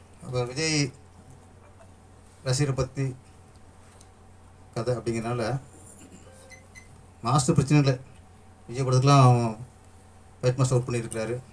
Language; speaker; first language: Tamil; native; Tamil